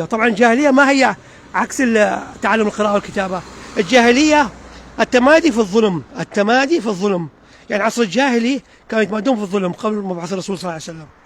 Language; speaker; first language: Arabic; native; Arabic